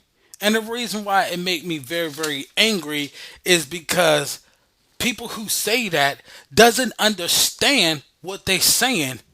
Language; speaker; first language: English; native; English